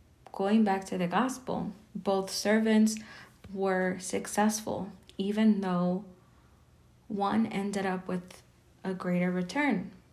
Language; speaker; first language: English; early bilingual, other home language; Spanish